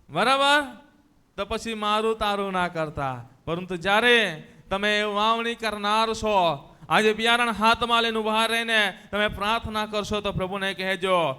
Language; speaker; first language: Gujarati; non-native, local second language; Gamit